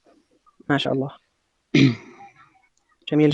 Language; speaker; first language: Arabic; non-native, fluent; Turkish